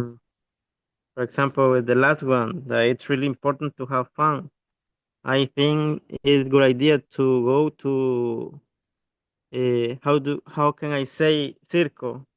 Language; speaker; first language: English; non-native, learner; Spanish